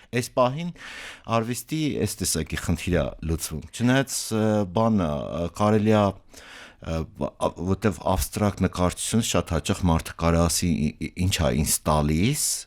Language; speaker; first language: Armenian; native; Armenian